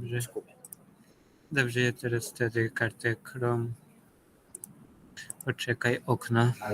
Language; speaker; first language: Polish; non-native, fluent; Ukrainian